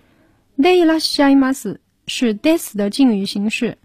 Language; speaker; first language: Japanese; non-native, fluent; Chinese